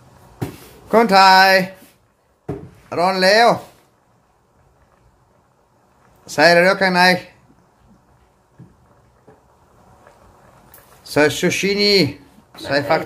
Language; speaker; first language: Thai; non-native, learner; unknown